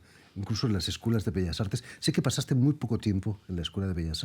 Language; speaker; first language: Spanish; native; Spanish